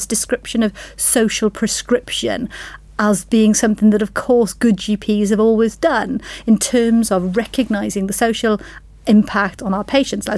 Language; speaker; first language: English; native; English